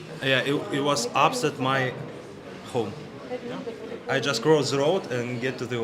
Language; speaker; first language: English; non-native, learner; Russian